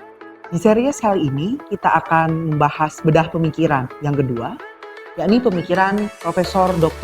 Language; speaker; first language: Indonesian; native; Indonesian